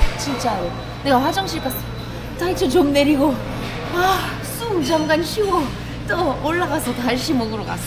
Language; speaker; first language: Korean; non-native, fluent; French